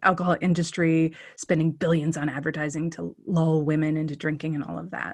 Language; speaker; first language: English; native; English